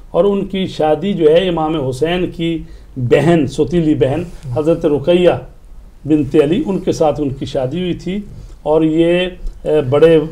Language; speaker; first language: Urdu; native; Urdu